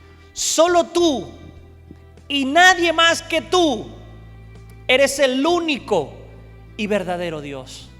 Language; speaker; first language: Spanish; native; Spanish